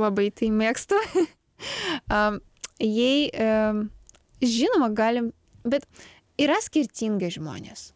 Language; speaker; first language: Lithuanian; non-native, learner; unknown